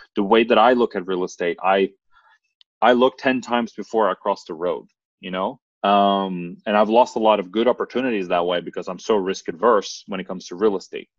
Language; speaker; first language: English; non-native, fluent; Norwegian